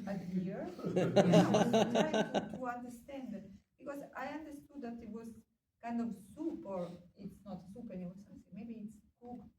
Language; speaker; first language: English; non-native, fluent; Italian